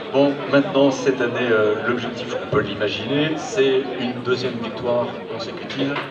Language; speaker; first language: French; native; French